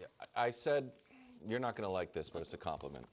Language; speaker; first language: English; native; English